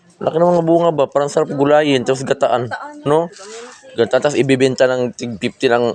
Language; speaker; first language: Filipino; non-native, local second language; Cebuano